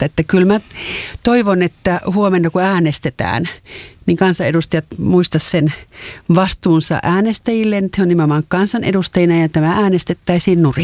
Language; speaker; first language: Finnish; native; Finnish